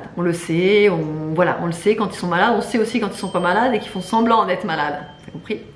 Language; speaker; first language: French; native; French